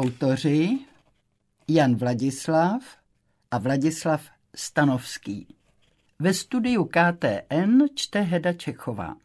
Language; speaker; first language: Czech; native; Czech